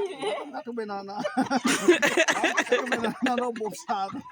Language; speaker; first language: Portuguese; early bilingual, other home language; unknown